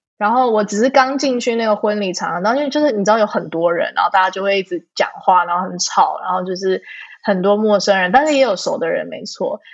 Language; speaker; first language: Chinese; early bilingual, heritage; Chinese